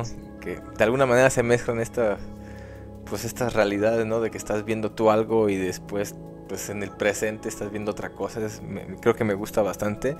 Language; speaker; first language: Spanish; native; Spanish